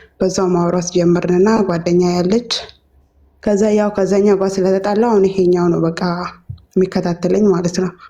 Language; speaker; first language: Amharic; non-native, local second language; Oromo